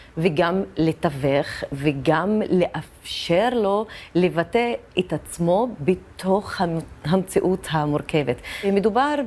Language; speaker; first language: Hebrew; non-native, local second language; Arabic